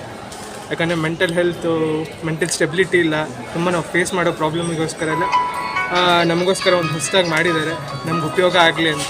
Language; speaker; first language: Kannada; non-native, learner; Tamil